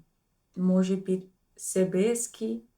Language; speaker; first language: Russian; non-native, learner; English